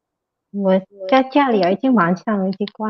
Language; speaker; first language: Chinese; non-native, learner; Indonesian